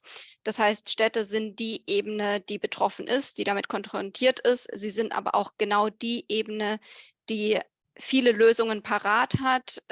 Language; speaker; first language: German; native; German